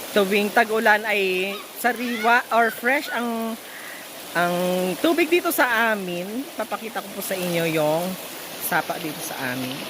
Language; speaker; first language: Filipino; native; Filipino